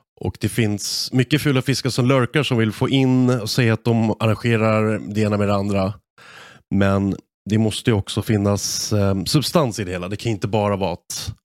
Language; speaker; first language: Swedish; native; Swedish